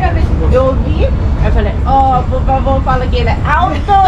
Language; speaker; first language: Portuguese; early bilingual, heritage; Portuguese